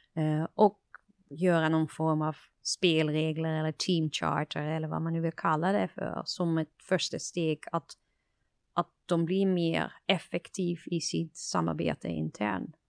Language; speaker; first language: Swedish; non-native, fluent; Dutch